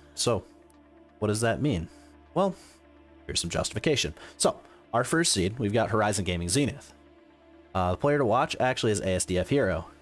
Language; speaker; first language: English; native; English